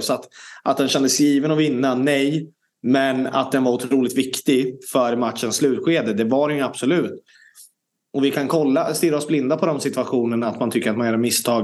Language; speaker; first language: Swedish; native; Swedish